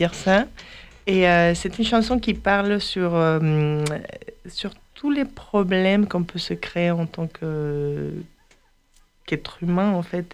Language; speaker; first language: French; non-native, fluent; Spanish